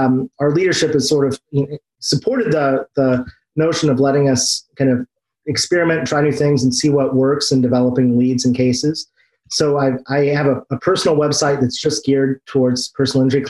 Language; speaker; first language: English; native; English